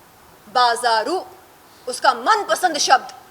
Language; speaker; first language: Hindi; native; Hindi